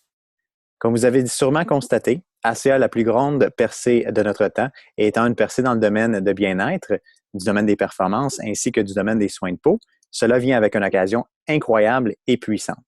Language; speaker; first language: French; native; French